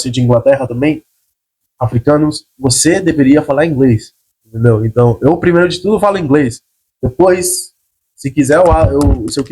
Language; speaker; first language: Portuguese; non-native, fluent; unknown